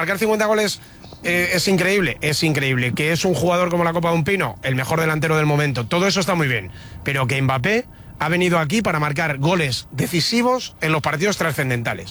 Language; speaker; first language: Spanish; native; Spanish